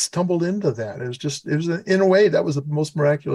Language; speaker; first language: English; native; English